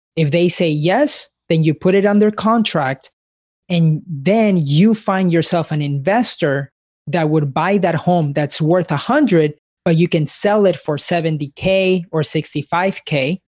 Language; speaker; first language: English; early bilingual, other home language; Spanish